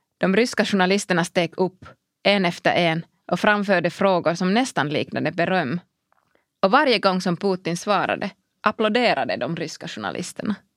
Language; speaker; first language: Swedish; non-native, local second language; Finnish